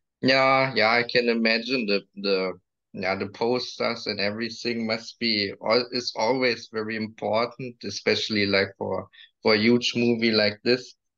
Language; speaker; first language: English; non-native, fluent; German